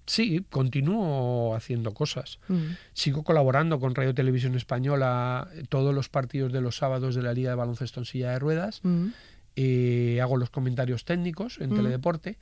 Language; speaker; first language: Spanish; native; Spanish